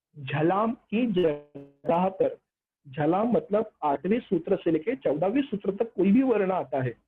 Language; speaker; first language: Hindi; non-native, local second language; Marathi